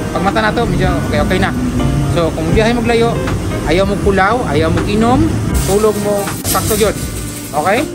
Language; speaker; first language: Cebuano; native; Cebuano